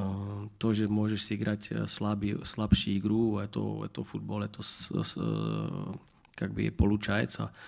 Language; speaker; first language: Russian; non-native, learner; Czech